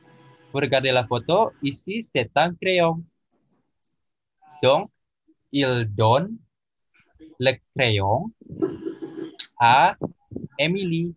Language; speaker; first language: French; non-native, learner; Indonesian